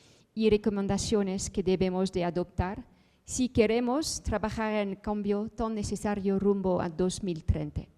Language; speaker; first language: Spanish; non-native, fluent; Dutch